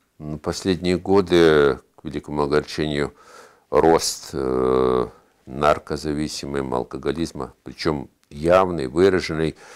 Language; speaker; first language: Russian; native; Russian